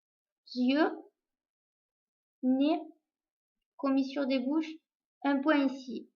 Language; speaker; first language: French; native; French